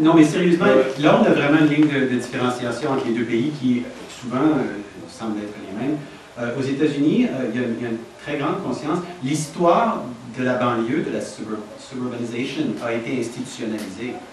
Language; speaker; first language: French; native; French